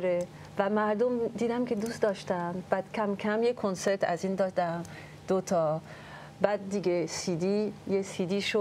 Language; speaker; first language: Persian; early bilingual, heritage; French